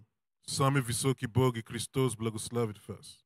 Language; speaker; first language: Russian; non-native, learner; English